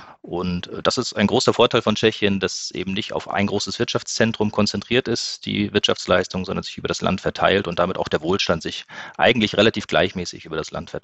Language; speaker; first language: German; native; German